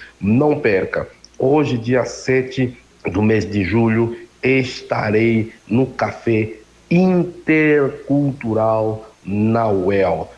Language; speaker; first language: Portuguese; native; Portuguese